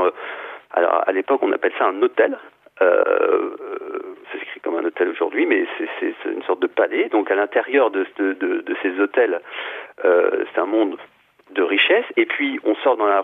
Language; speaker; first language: French; native; French